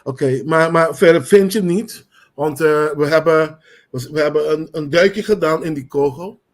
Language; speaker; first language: Dutch; non-native, local second language; Papiamento